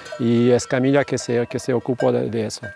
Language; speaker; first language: Spanish; non-native, fluent; French